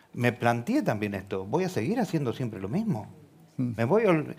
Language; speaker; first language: Spanish; native; Spanish